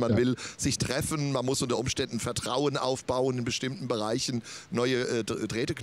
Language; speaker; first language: German; native; German